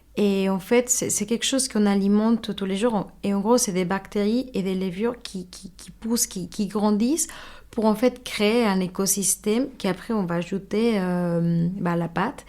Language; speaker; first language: French; non-native, fluent; Spanish